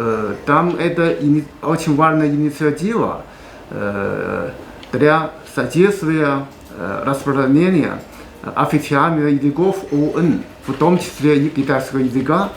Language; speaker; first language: Russian; non-native, learner; Chinese